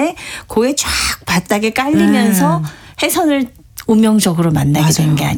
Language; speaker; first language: Korean; native; Korean